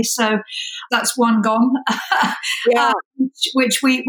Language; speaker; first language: English; native; English